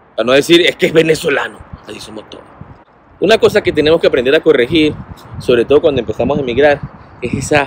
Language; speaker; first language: Spanish; native; Spanish